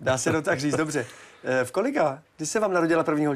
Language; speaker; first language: Czech; native; Czech